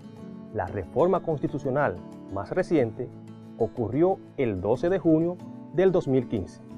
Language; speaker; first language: Spanish; native; Spanish